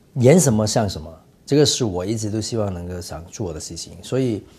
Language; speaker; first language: Chinese; non-native, fluent; Cantonese